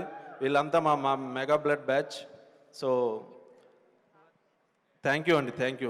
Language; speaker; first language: Telugu; native; Telugu